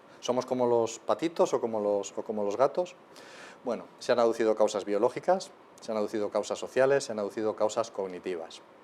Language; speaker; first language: Spanish; native; Spanish